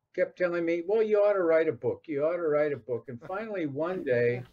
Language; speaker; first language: English; native; English